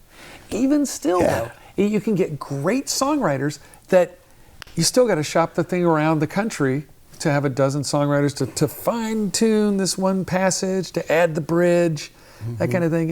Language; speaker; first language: English; native; English